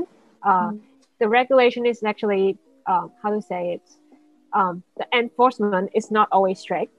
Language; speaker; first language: English; non-native, local second language; Cantonese